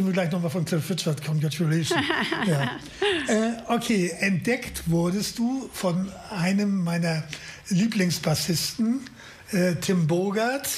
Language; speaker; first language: German; native; German